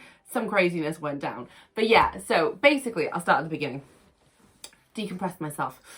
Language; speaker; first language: English; native; English